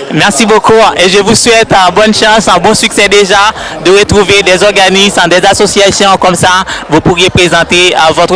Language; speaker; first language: French; native; French